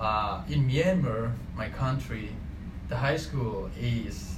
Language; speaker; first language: English; non-native, learner; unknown